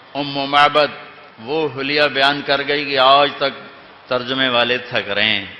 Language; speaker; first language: Urdu; non-native, local second language; Punjabi